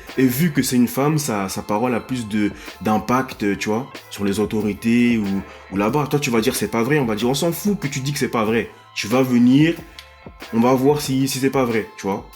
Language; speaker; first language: French; native; French